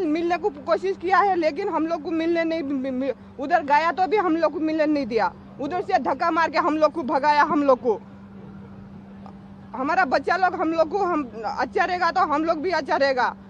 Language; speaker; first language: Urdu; non-native, local second language; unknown